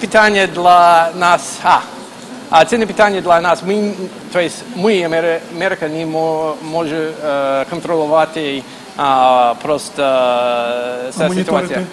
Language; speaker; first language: Ukrainian; non-native, fluent; English